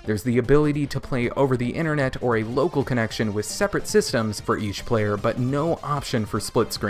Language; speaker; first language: English; native; English